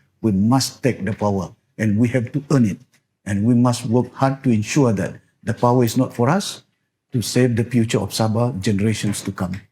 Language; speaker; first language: English; non-native, local second language; Malay